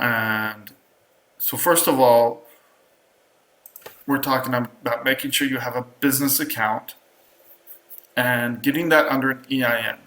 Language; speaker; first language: English; native; English